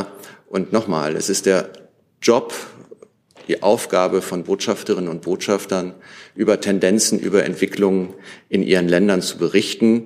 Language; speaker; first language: German; native; German